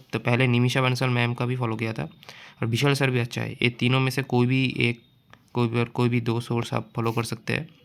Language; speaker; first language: Hindi; non-native, local second language; Bangla